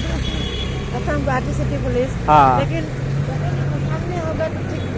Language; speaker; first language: Hindi; non-native, local second language; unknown